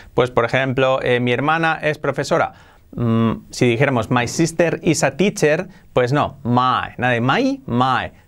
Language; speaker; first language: Spanish; native; Spanish